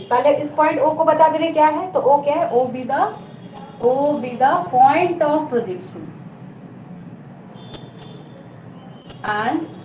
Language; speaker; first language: Hindi; native; Hindi